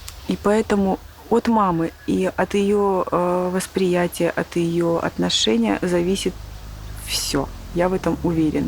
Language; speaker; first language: Russian; native; Russian